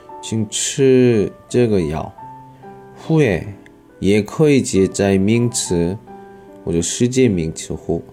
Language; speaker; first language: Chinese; non-native, learner; Korean